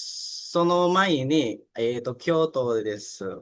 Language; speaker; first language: Japanese; non-native, learner; Indonesian